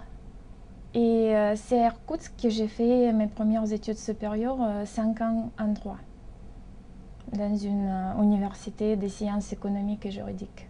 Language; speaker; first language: French; non-native, fluent; Russian